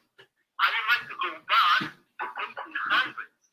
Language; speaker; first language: English; non-native, fluent; Polish